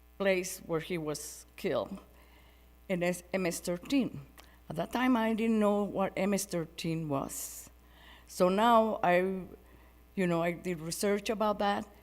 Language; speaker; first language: English; non-native, fluent; Spanish